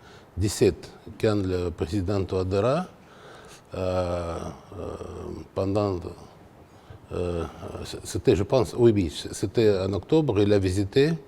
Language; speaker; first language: French; non-native, fluent; Russian